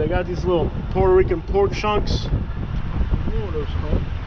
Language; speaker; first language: English; native; English